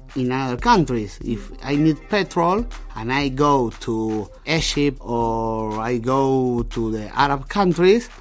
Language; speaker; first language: English; non-native, fluent; Spanish